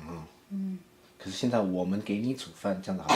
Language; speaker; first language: Chinese; early bilingual, heritage; English